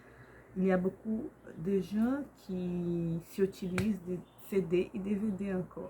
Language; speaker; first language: French; non-native, learner; Portuguese